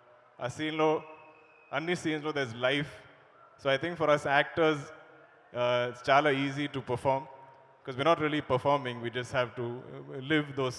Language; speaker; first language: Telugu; non-native, local second language; Malayalam